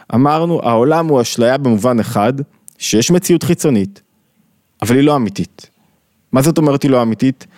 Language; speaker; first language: Hebrew; native; Hebrew